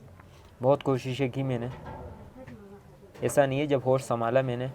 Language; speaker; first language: Hindi; non-native, local second language; Pashto